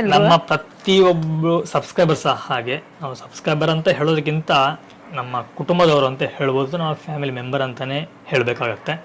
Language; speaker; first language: Kannada; non-native, local second language; Tulu